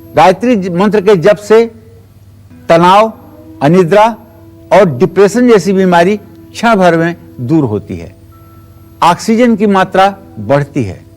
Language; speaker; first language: Hindi; native; Hindi